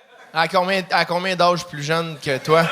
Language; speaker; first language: French; native; French